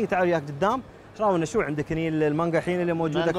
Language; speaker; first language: Arabic; native; Arabic